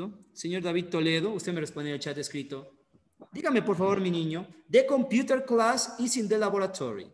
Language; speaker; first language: Spanish; native; Spanish